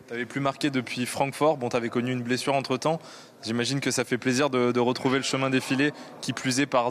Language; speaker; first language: French; native; French